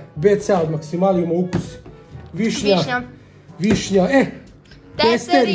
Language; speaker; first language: Croatian; native; Croatian